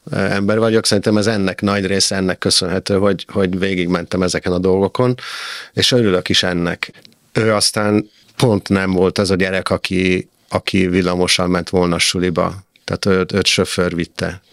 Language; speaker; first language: Hungarian; early bilingual, other home language; Italian